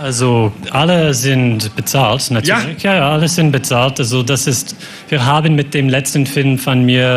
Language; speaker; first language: German; non-native, fluent; English